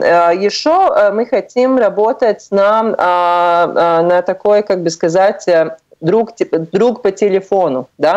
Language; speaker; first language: Russian; non-native, local second language; Latvian